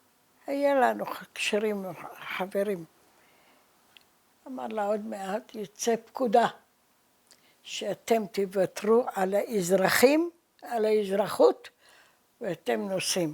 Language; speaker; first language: Hebrew; early bilingual, other home language; Arabic